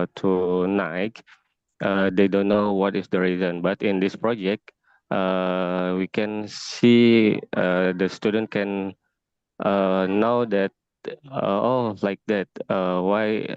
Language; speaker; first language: English; non-native, learner; Indonesian